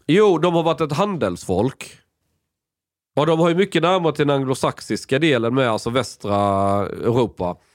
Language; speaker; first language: Swedish; native; Swedish